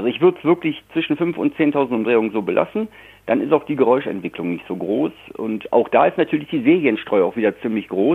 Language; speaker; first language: German; native; German